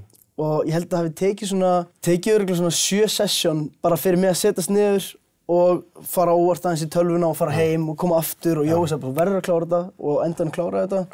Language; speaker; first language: Icelandic; native; Icelandic